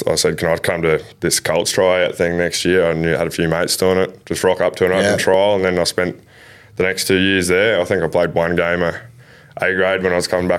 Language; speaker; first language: English; native; English